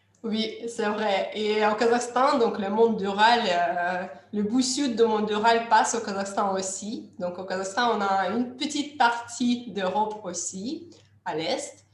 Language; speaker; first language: French; non-native, fluent; Russian